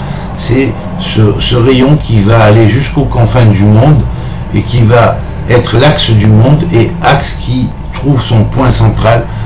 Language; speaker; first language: French; native; French